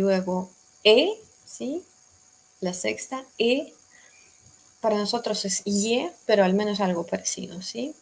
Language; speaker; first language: Spanish; non-native, fluent; Russian